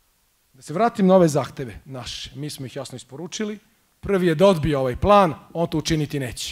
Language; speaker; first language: Croatian; native; Croatian